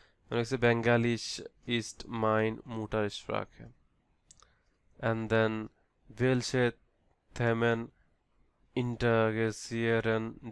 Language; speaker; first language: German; non-native, learner; Bangla